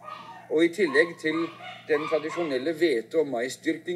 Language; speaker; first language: Norwegian; native; Norwegian